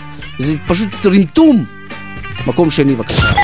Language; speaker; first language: Hebrew; native; Hebrew